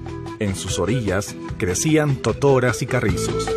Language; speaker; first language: Spanish; native; Spanish